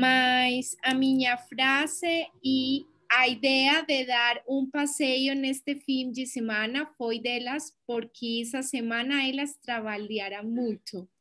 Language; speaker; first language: Portuguese; non-native, learner; Spanish